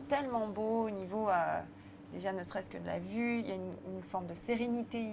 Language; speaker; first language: French; native; French